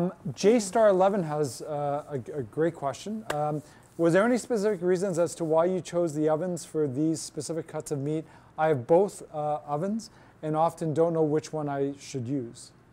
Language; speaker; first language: English; native; English